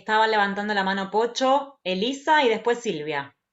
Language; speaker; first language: Spanish; native; Spanish